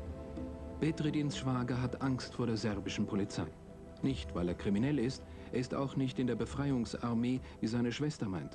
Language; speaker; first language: German; native; German